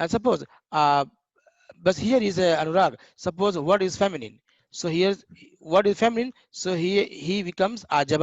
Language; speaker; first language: English; non-native, learner; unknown